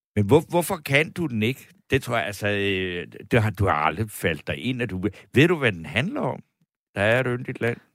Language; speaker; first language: Danish; native; Danish